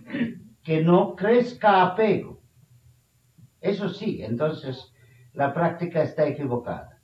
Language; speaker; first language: Spanish; non-native, fluent; Bangla